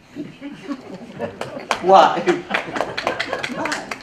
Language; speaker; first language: English; non-native, fluent; Arabic